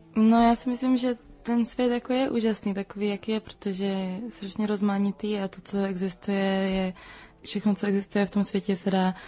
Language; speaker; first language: Czech; native; Czech